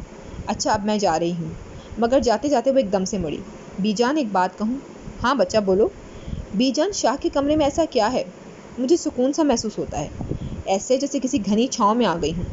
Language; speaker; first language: Urdu; native; Urdu